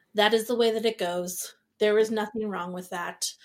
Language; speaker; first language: English; native; English